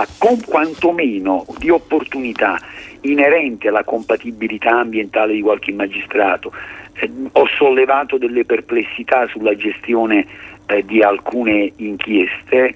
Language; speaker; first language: Italian; native; Italian